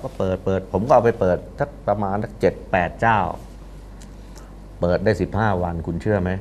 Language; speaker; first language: Thai; native; Thai